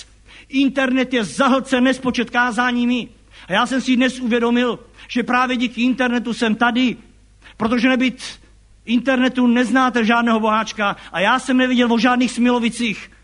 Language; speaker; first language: Czech; native; Czech